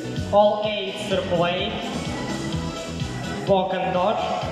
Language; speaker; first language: English; non-native, fluent; Russian